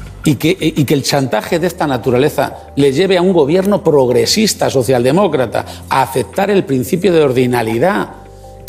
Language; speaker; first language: Spanish; native; Spanish